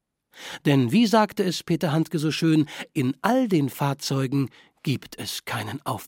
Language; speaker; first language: German; native; German